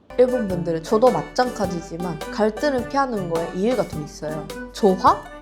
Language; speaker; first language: Korean; non-native, fluent; Japanese